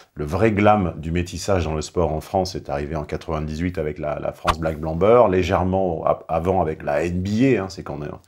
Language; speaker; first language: French; native; French